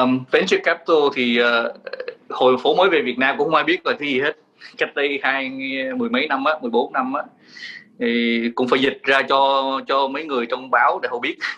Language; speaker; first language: Vietnamese; native; Vietnamese